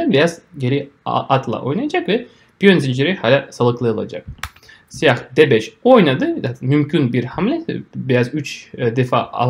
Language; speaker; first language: Turkish; non-native, fluent; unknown